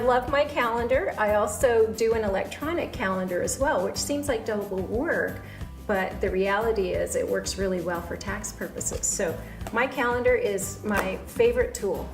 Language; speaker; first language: English; native; English